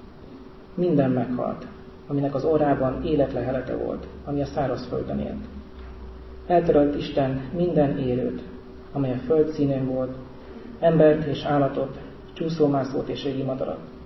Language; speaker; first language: Hungarian; native; Hungarian